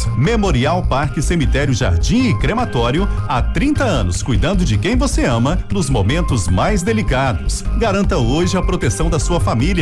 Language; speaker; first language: Portuguese; native; Portuguese